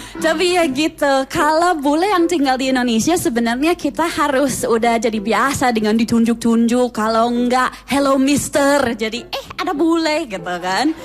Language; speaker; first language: Indonesian; non-native, fluent; English